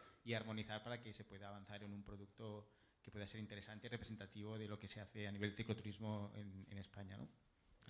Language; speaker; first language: Spanish; native; Spanish